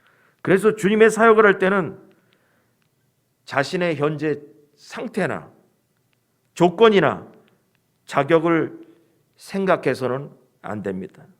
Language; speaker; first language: Korean; native; Korean